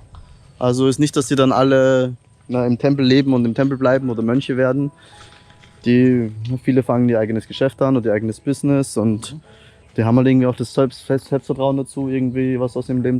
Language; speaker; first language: German; native; German